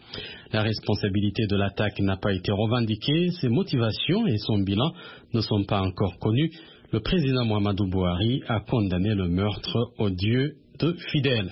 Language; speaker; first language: French; non-native, local second language; Rundi